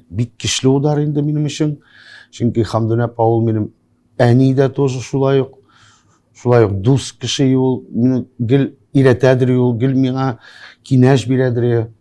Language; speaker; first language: Tatar; non-native, local second language; Russian